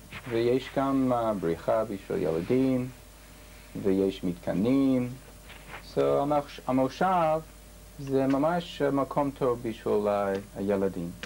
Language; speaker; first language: Hebrew; non-native, learner; English